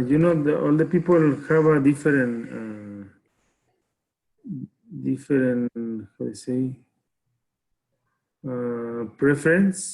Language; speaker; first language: English; non-native, learner; Spanish